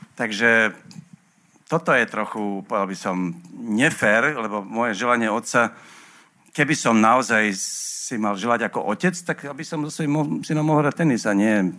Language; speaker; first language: Slovak; native; Slovak